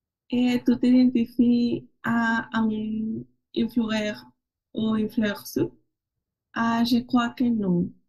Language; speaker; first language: French; non-native, learner; Spanish